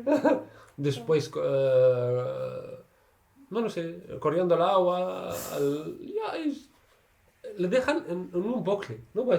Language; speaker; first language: Spanish; non-native, learner; Arabic